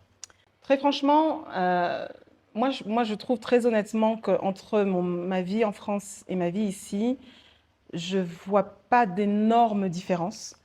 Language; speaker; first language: French; early bilingual, other home language; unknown